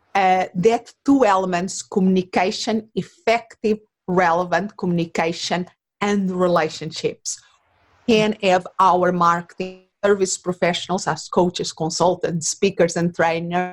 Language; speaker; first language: English; non-native, fluent; Portuguese